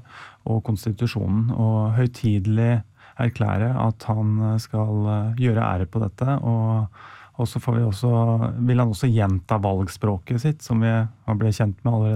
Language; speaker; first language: Norwegian; native; Norwegian